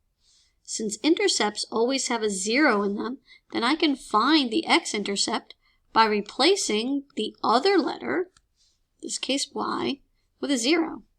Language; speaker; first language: English; native; English